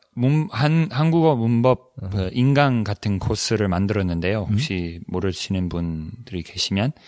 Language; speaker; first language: Korean; non-native, fluent; English